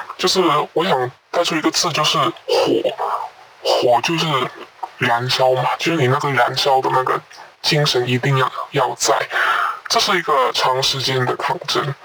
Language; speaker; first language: Chinese; non-native, local second language; Cantonese